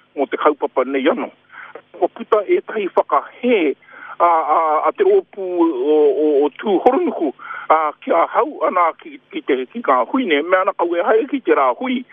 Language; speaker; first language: Māori; native; Māori